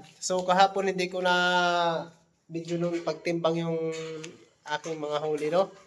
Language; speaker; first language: Filipino; non-native, local second language; Hiligaynon